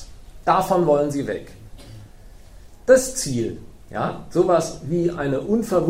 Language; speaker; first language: German; native; German